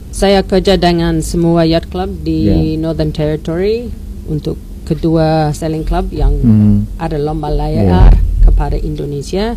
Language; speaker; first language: Indonesian; non-native, learner; English